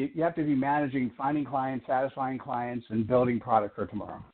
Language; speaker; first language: English; native; English